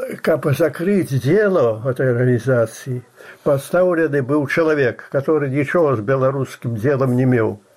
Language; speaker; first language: Russian; non-native, local second language; Belarusian